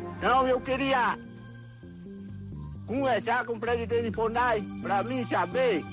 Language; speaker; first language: Portuguese; non-native, local second language; Kayapó